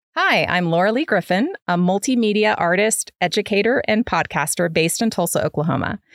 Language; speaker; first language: English; native; English